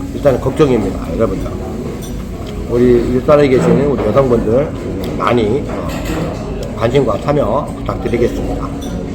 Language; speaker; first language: Korean; native; Korean